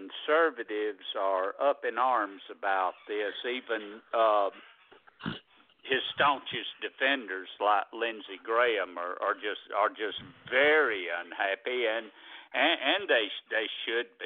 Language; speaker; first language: English; native; English